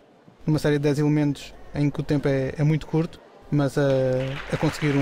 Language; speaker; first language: Portuguese; native; Portuguese